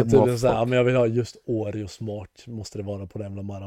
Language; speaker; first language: Swedish; native; Swedish